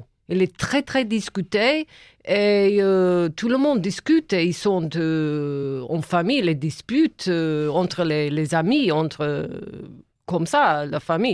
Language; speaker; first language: French; non-native, fluent; English